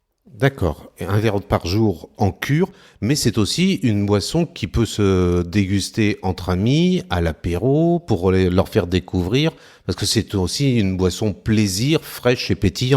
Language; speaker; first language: French; native; French